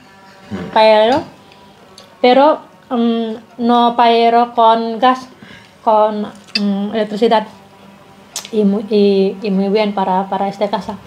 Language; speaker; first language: Spanish; non-native, learner; Indonesian